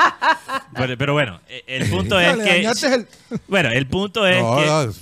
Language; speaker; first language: Spanish; native; Spanish